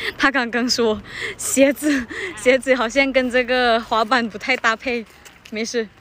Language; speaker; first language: Chinese; non-native, fluent; Thai